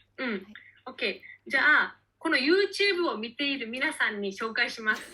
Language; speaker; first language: Japanese; native; Japanese